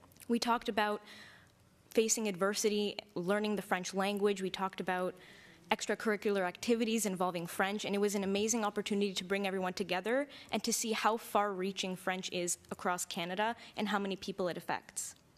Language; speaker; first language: English; early bilingual, other home language; Romanian